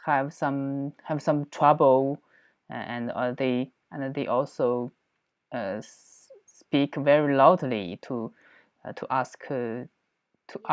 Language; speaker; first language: English; non-native, learner; Chinese